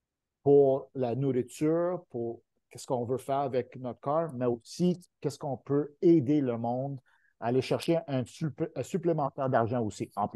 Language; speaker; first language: French; non-native, local second language; Italian